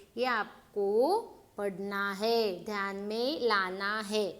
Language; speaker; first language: Hindi; non-native, local second language; Marathi